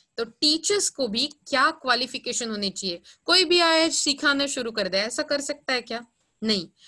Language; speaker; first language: Hindi; non-native, local second language; Marathi